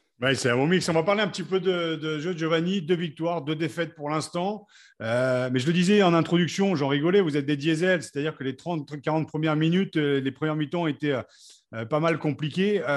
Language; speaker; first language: French; native; French